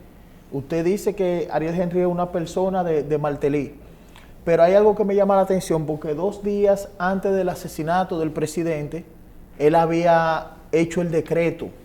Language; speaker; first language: Spanish; native; Spanish